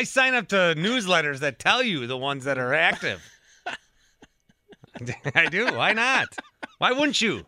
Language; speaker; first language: English; native; English